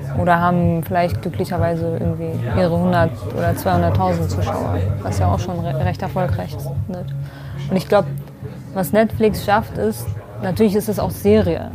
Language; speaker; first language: German; early bilingual, other home language; Kurdish